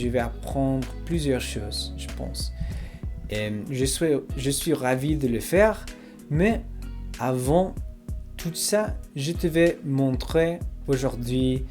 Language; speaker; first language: French; non-native, learner; English